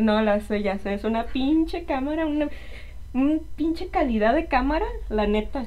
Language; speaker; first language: Spanish; native; Spanish